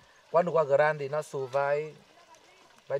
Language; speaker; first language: Portuguese; non-native, learner; Vietnamese